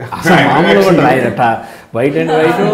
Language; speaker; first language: Telugu; native; Telugu